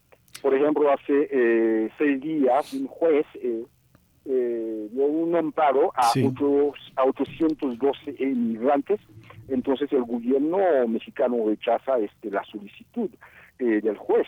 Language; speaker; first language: Spanish; non-native, fluent; Haitian Creole